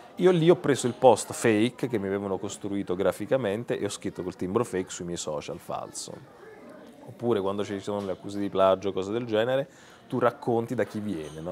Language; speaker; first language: Italian; native; Italian